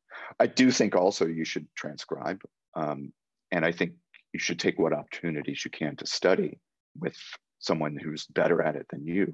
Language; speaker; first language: English; native; English